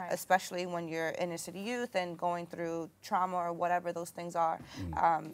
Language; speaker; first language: English; native; English